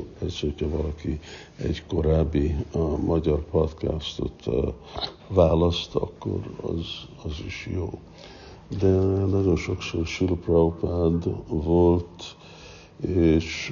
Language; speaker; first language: Hungarian; early bilingual, heritage; Hungarian